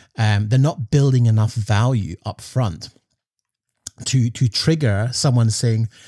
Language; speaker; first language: English; native; English